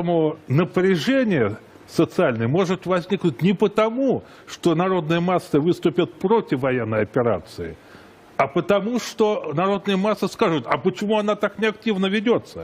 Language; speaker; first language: Russian; native; Russian